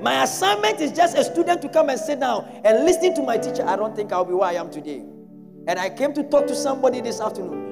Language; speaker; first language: English; non-native, local second language; Akan